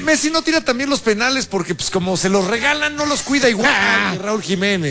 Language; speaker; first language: Spanish; native; Spanish